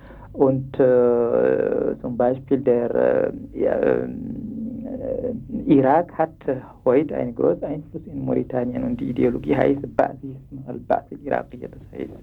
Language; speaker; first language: German; non-native, fluent; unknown